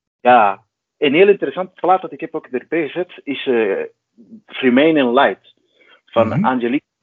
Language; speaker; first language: Dutch; non-native, fluent; Spanish